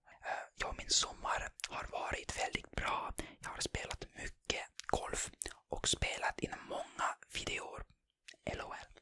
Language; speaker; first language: Swedish; non-native, learner; Finnish